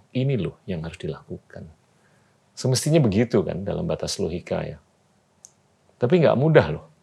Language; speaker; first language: Indonesian; native; Indonesian